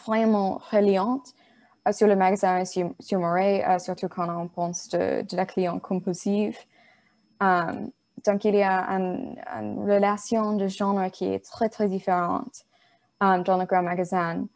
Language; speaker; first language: French; non-native, learner; English